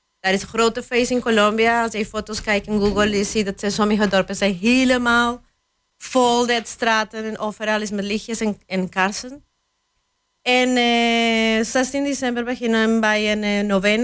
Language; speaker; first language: Dutch; non-native, fluent; Spanish